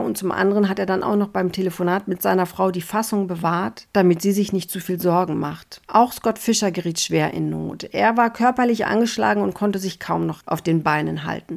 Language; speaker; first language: German; native; German